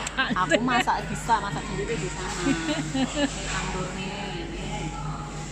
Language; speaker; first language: Indonesian; non-native, local second language; Javanese